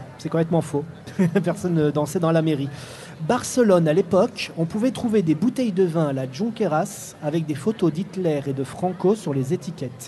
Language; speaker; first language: French; native; French